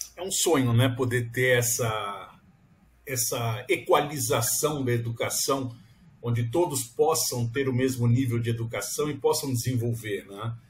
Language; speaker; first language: Portuguese; native; Portuguese